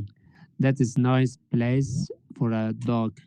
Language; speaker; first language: English; non-native, learner; Persian